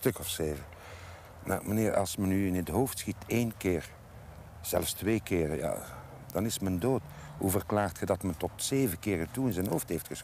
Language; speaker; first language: Dutch; native; Dutch